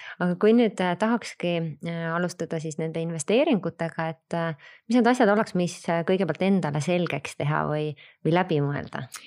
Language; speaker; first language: Estonian; native; Estonian